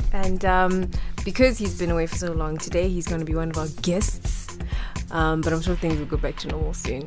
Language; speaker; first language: English; non-native, local second language; Shona